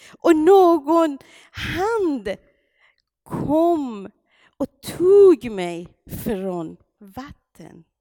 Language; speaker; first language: Swedish; non-native, fluent; Persian